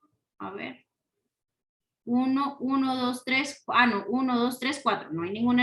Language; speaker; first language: Spanish; native; Spanish